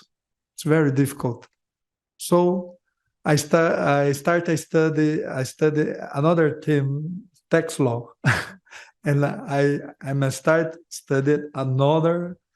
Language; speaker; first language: English; non-native, learner; Portuguese